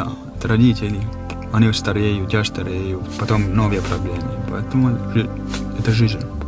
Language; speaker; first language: Russian; non-native, fluent; Finnish